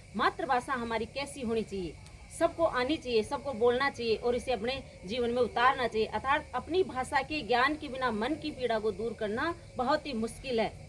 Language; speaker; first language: Hindi; native; Hindi